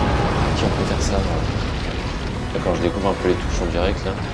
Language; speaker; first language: French; native; French